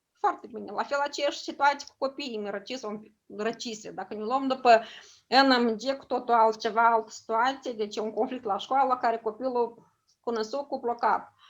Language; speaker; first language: Romanian; native; Romanian